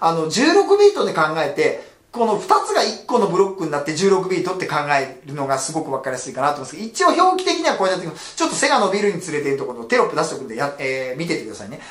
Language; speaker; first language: Japanese; native; Japanese